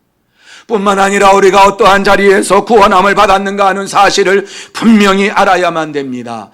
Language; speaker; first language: Korean; native; Korean